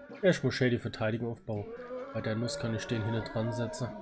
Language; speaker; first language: German; native; German